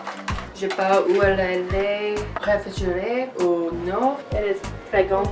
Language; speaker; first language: French; non-native, learner; English